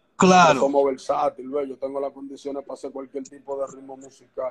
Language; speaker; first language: Spanish; native; Spanish